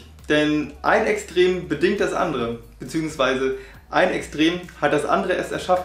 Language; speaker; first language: German; native; German